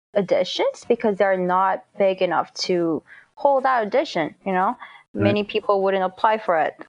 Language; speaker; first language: English; non-native, fluent; Korean